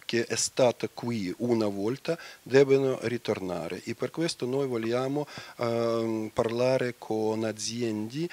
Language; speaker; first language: Italian; non-native, fluent; Ukrainian